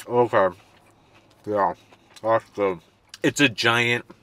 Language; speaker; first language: English; native; English